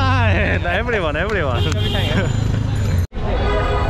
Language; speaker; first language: English; non-native, fluent; Korean